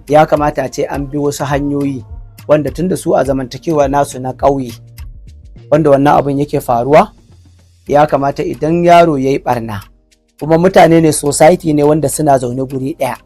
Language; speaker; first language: Hausa; non-native, local second language; Fula